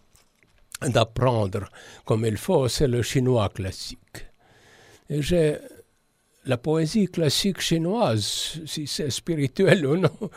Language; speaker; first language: French; non-native, fluent; Estonian